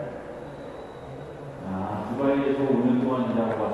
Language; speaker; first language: Korean; native; Korean